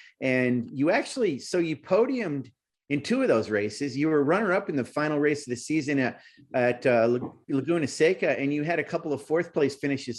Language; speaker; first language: English; native; English